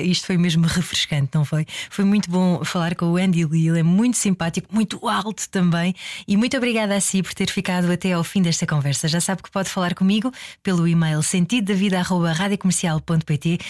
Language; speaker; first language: Portuguese; native; Portuguese